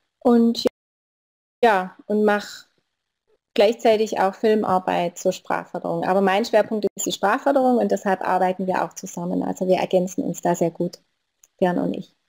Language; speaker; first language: German; native; German